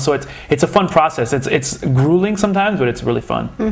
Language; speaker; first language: English; early bilingual, other home language; Portuguese